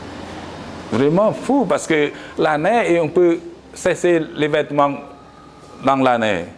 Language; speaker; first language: French; non-native, learner; Khmer